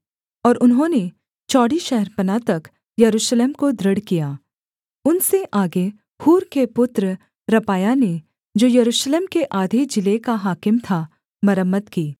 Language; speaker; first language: Hindi; native; Hindi